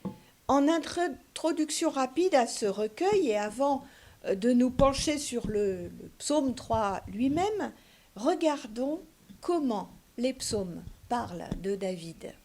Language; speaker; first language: French; native; French